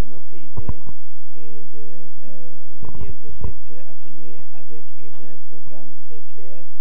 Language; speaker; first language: French; non-native, fluent; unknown